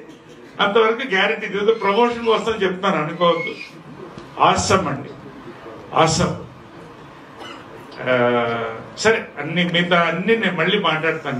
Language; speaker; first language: Telugu; native; Telugu